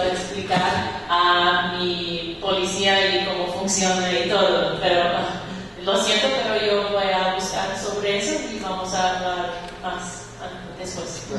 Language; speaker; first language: Spanish; non-native, fluent; English